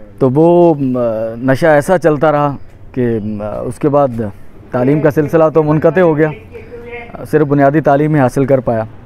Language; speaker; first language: Urdu; non-native, local second language; Punjabi